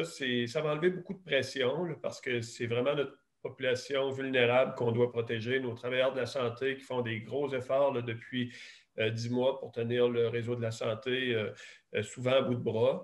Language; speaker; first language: French; native; French